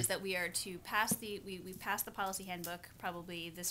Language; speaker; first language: English; native; English